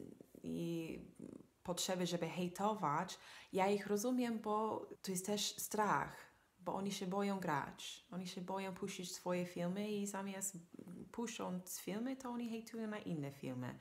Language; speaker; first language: Polish; non-native, fluent; English